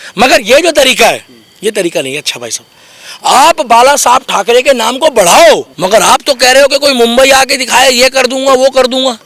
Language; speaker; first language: Hindi; native; Hindi